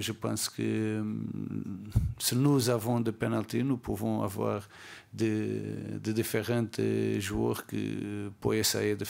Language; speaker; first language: French; non-native, learner; Portuguese